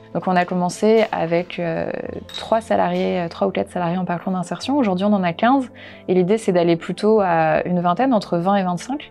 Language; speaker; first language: French; native; French